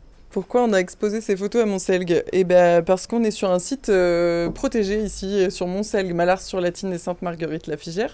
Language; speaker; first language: French; native; French